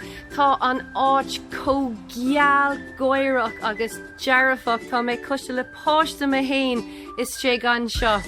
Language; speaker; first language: Irish; native; Irish